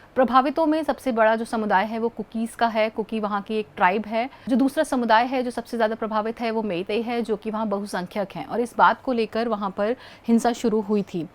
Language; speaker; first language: Hindi; native; Hindi